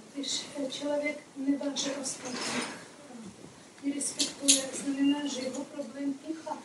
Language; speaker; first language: Czech; non-native, learner; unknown